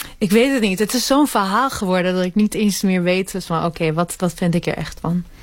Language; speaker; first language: Dutch; early bilingual, other home language; Hebrew